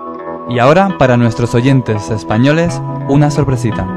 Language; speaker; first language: Spanish; native; Spanish